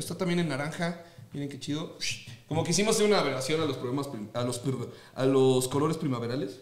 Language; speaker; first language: Spanish; native; Spanish